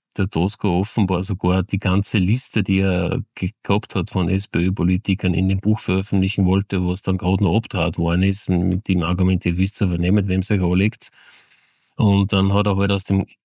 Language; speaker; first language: German; native; German